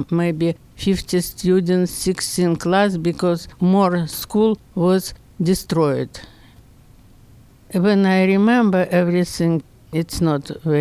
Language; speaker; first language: English; non-native, learner; Russian